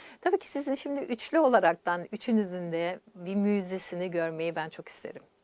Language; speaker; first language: Turkish; native; Turkish